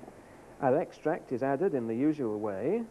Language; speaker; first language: English; native; English